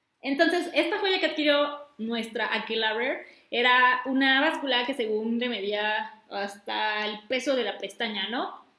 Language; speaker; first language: Spanish; native; Spanish